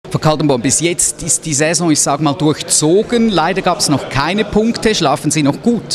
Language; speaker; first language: German; native; German